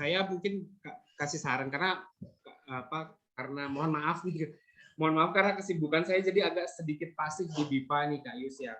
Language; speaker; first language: Indonesian; native; Indonesian